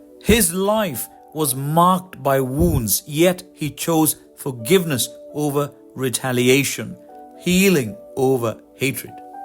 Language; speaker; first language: English; non-native, local second language; Malayalam